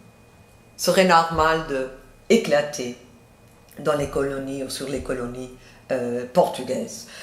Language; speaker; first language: French; non-native, fluent; Portuguese